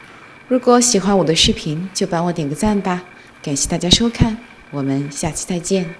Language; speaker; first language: Chinese; native; Chinese